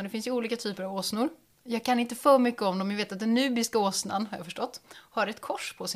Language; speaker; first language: Swedish; native; Swedish